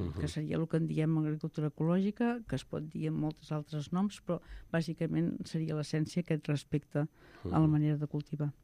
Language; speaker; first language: Catalan; native; Catalan